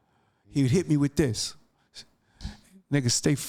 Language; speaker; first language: English; native; English